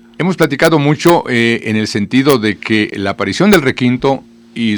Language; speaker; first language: Spanish; native; Spanish